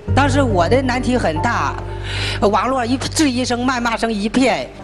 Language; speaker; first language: Chinese; native; Chinese